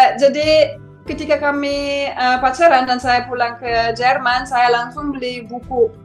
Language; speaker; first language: Indonesian; non-native, fluent; German